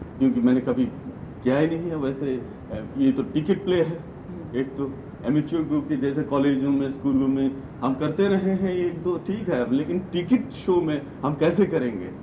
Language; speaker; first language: Hindi; non-native, local second language; Manipuri